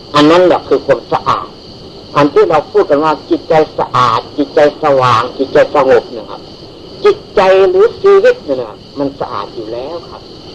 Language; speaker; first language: Thai; native; Thai